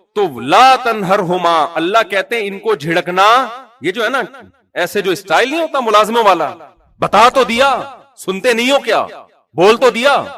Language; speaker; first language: Urdu; native; Urdu